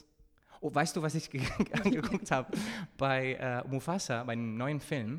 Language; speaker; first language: German; non-native, fluent; Spanish